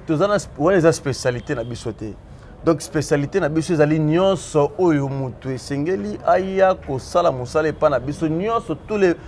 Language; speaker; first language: Lingala; non-native, local second language; Luba-Lulua